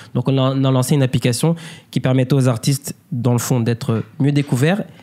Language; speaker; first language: French; native; French